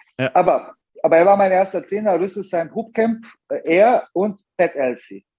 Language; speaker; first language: German; early bilingual, other home language; Serbian